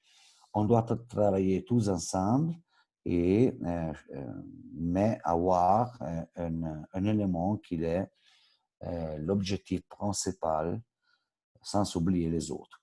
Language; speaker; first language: French; non-native, local second language; Italian